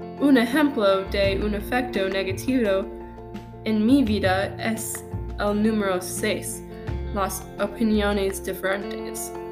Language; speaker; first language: Spanish; non-native, learner; English